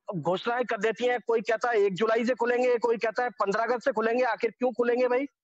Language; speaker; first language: Hindi; native; Hindi